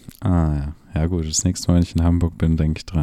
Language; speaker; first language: German; native; German